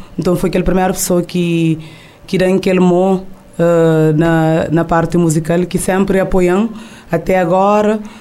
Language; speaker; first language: Portuguese; non-native, local second language; Kabuverdianu